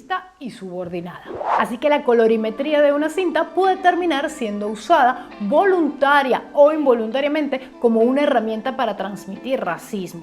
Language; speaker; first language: Spanish; native; Spanish